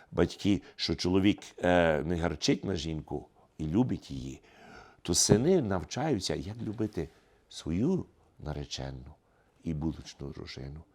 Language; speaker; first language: Ukrainian; early bilingual, heritage; Ukrainian